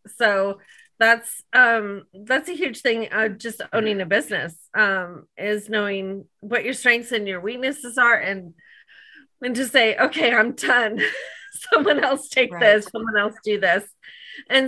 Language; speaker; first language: English; native; English